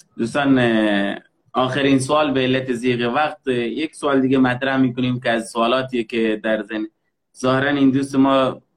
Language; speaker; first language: Persian; native; Persian